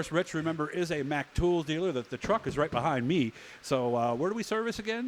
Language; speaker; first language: English; native; English